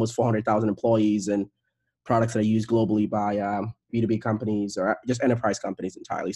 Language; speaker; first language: English; non-native, local second language; Igbo